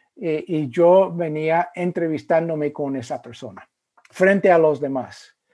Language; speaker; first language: Spanish; non-native, fluent; English